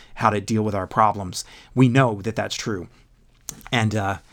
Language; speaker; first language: English; native; English